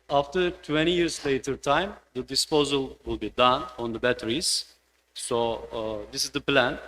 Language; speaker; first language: English; non-native, fluent; Turkish